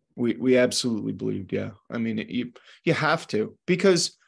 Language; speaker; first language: English; native; English